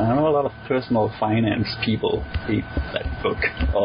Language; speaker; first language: English; non-native, fluent; Danish